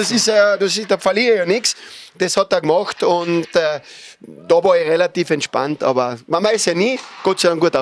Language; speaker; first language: German; native; German